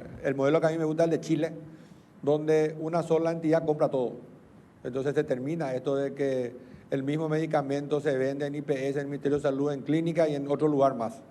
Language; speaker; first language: Spanish; native; Spanish